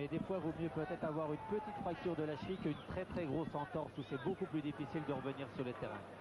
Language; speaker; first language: French; native; French